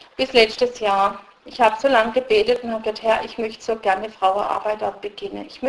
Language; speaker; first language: German; early bilingual, other home language; Russian